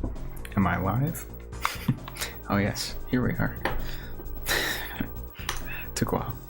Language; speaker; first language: English; native; English